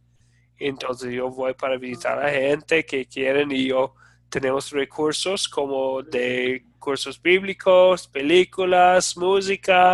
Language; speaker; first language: Spanish; non-native, fluent; English